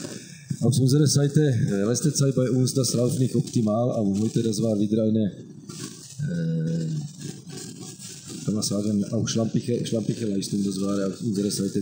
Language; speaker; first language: German; non-native, learner; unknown